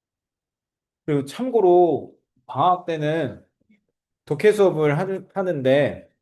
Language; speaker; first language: Korean; native; Korean